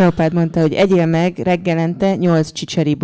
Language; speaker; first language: Hungarian; native; Hungarian